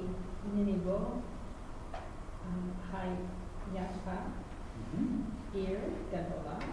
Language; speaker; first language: Hebrew; non-native, learner; English